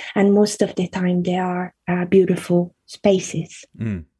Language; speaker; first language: English; early bilingual, other home language; Italian